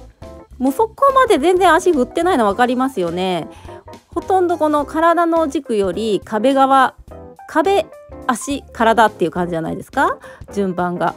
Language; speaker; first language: Japanese; native; Japanese